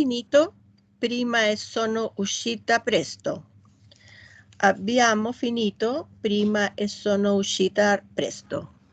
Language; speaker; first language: Italian; non-native, learner; Spanish